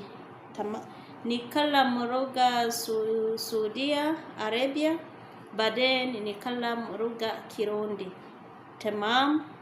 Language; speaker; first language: Arabic; non-native, learner; Rundi